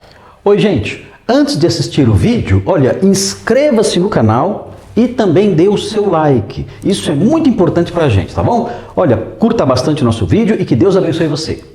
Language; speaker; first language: Portuguese; native; Portuguese